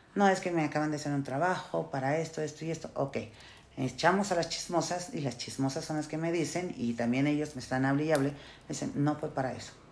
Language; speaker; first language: Spanish; native; Spanish